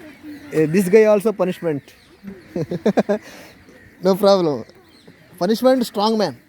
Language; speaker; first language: English; non-native, learner; Telugu